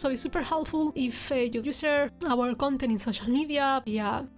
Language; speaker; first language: English; non-native, fluent; Spanish